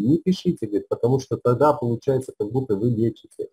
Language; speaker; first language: Russian; native; Russian